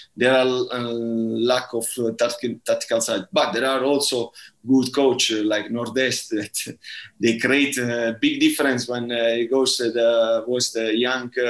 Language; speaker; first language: English; non-native, learner; Italian